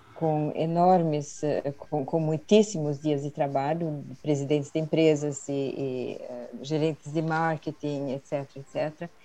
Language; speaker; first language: Portuguese; early bilingual, other home language; Swedish